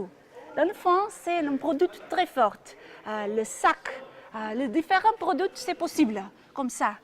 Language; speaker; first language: French; non-native, fluent; Portuguese